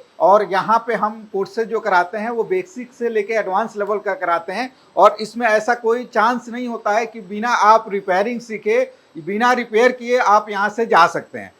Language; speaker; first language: Hindi; native; Hindi